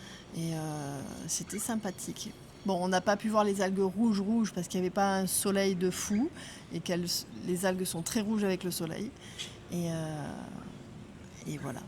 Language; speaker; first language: French; native; French